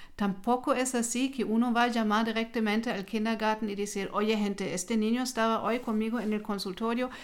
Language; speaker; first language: Spanish; non-native, fluent; German